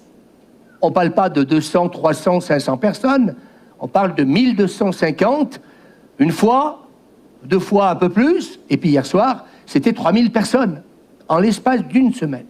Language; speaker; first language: French; native; French